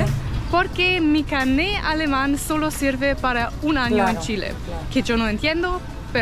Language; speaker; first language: Spanish; non-native, fluent; German